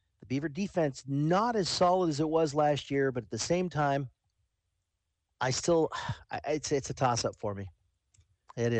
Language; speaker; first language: English; native; English